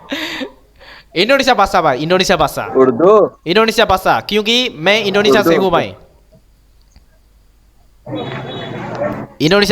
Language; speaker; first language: Hindi; non-native, learner; Indonesian